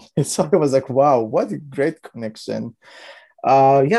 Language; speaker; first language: English; non-native, fluent; Arabic